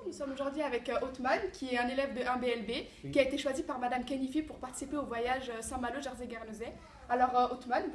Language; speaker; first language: French; native; French